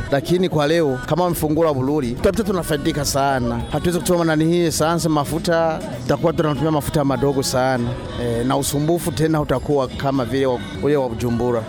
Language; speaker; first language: Swahili; non-native, local second language; Rundi